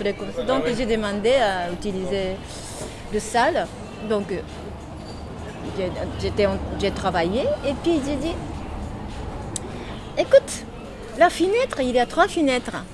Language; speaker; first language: French; non-native, learner; Japanese